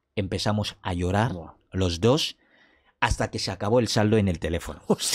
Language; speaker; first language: Spanish; non-native, fluent; French